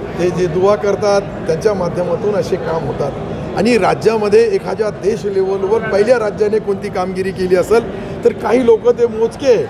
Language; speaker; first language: Marathi; non-native, local second language; Urdu